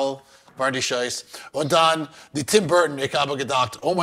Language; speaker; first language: German; non-native, learner; English